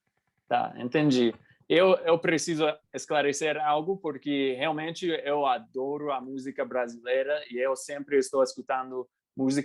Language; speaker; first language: Portuguese; non-native, fluent; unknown